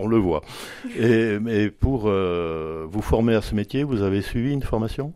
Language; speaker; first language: French; native; French